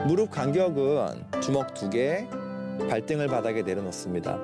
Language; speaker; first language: Korean; native; Korean